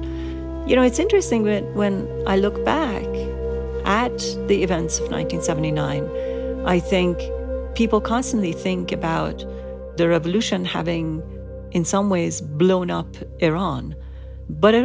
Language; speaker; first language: English; non-native, fluent; Persian